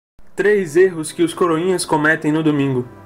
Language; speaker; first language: Portuguese; native; Portuguese